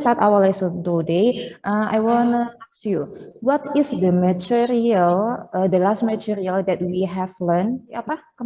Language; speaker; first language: English; non-native, fluent; Indonesian